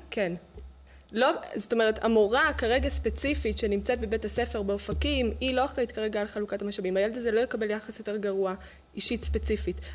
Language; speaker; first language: Hebrew; native; Hebrew